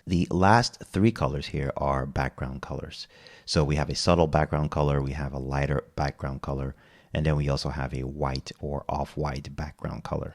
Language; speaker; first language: English; native; English